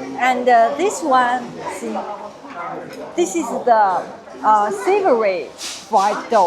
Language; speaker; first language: English; non-native, fluent; Chinese